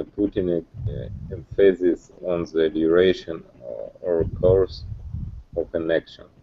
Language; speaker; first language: English; non-native, learner; Russian